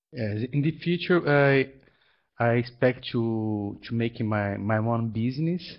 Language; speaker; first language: English; non-native, learner; Portuguese